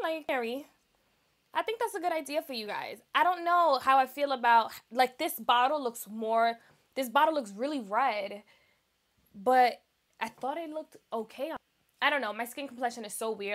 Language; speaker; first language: English; early bilingual, other home language; Spanish